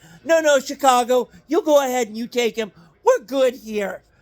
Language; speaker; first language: English; native; English